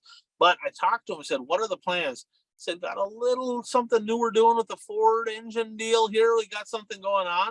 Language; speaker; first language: English; native; English